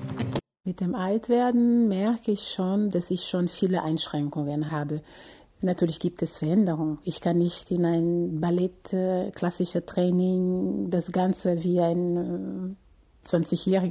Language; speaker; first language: German; non-native, fluent; Portuguese